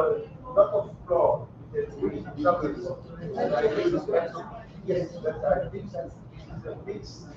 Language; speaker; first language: English; non-native, learner; French